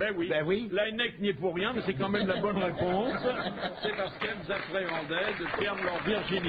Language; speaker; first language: French; native; French